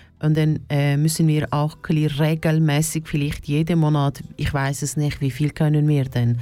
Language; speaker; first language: German; non-native, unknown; Turkish